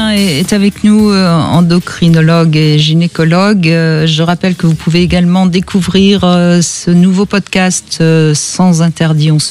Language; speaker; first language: French; native; French